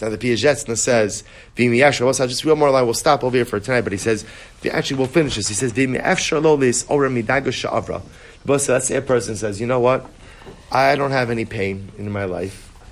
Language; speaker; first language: English; native; English